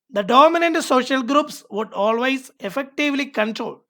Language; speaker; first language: English; non-native, local second language; Malayalam